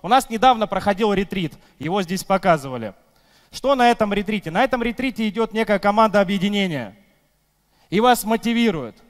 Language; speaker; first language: Russian; native; Russian